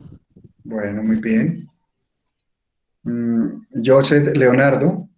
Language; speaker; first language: Spanish; native; Spanish